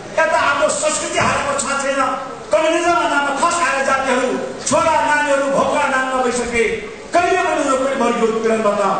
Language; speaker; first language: Nepali; non-native, local second language; Sherpa